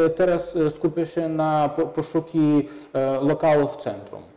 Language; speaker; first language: Polish; non-native, fluent; Russian